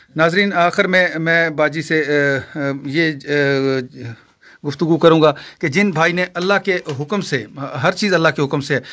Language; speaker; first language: Urdu; non-native, local second language; Punjabi